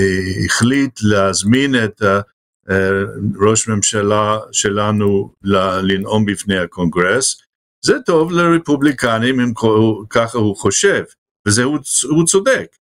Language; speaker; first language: Hebrew; non-native, fluent; English